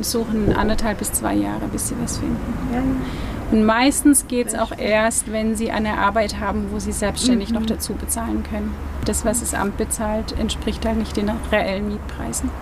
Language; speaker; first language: German; native; German